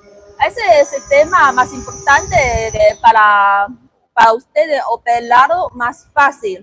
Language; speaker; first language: Spanish; non-native, learner; Chinese